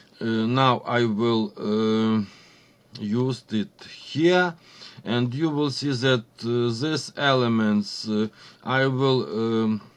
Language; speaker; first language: English; non-native, learner; Ukrainian